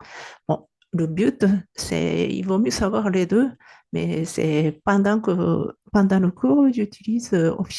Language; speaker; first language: French; non-native, fluent; Japanese